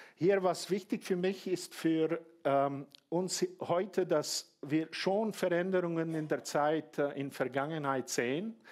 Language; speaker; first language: German; non-native, fluent; Slovak